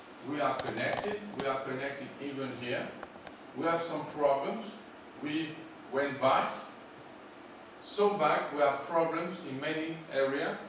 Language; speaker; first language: English; non-native, fluent; Greek